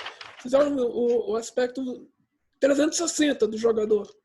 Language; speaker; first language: Portuguese; early bilingual, heritage; English